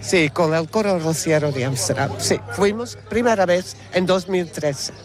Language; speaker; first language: Spanish; non-native, fluent; Dutch